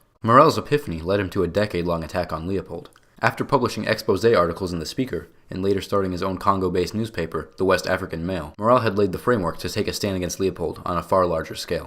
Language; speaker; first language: English; native; English